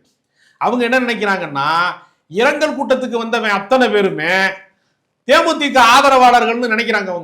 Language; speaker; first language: Tamil; native; Tamil